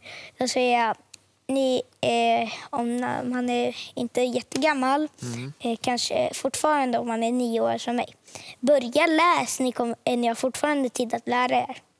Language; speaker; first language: Swedish; early bilingual, other home language; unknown